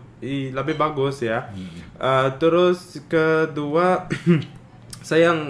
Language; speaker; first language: Indonesian; non-native, fluent; Arabic